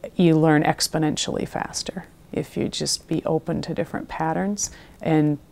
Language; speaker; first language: English; native; English